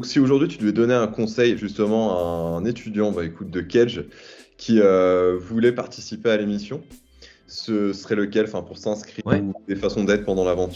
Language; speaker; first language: French; native; French